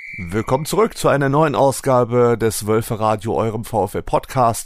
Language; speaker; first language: German; native; German